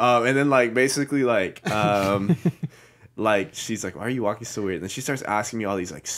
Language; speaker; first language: English; native; English